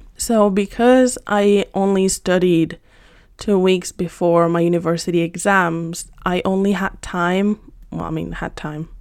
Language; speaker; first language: English; non-native, fluent; Spanish